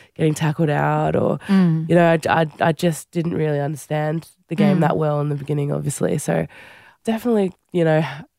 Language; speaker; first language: English; native; English